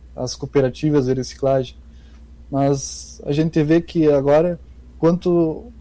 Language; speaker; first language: Portuguese; native; Portuguese